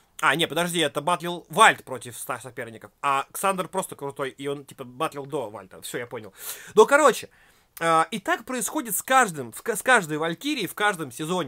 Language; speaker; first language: Russian; native; Russian